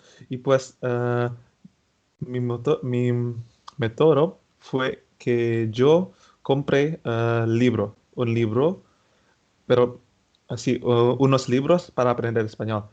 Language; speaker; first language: Spanish; non-native, fluent; Indonesian